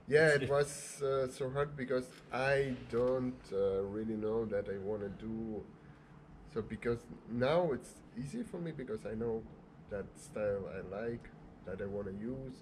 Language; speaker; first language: English; non-native, fluent; Russian